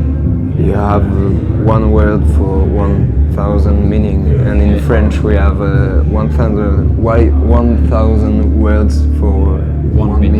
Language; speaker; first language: English; non-native, learner; French